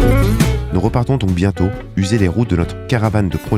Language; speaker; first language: French; native; French